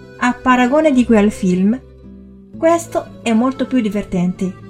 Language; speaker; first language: Italian; non-native, fluent; Chinese